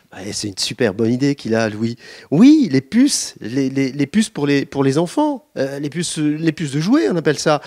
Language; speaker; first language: French; native; French